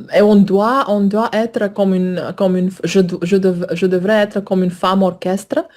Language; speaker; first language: French; non-native, fluent; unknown